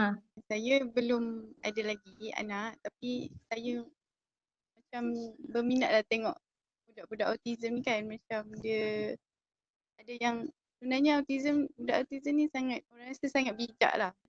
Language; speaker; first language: Malay; native; Malay